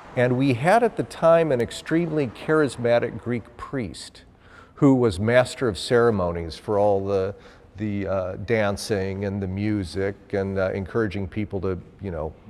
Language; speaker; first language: English; native; English